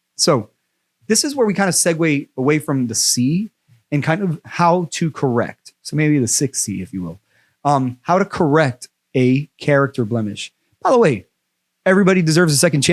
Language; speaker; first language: English; native; English